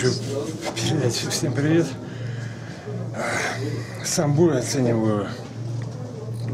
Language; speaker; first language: Russian; native; Russian